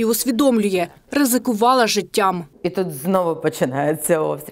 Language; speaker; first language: Ukrainian; native; Ukrainian